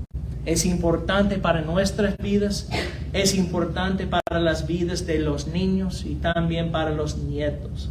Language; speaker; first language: Spanish; non-native, fluent; English